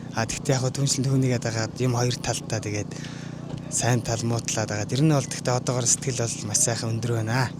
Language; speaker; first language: Mongolian; native; Mongolian